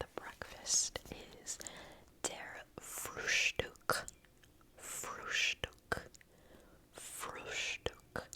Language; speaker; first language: German; non-native, learner; English